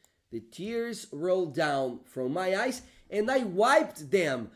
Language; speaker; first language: English; non-native, fluent; Portuguese